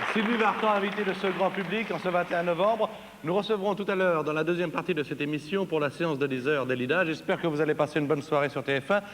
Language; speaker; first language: French; native; French